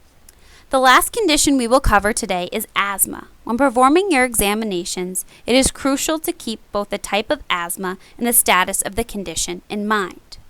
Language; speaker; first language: English; native; English